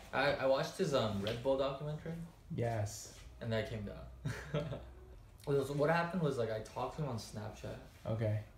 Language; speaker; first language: English; native; English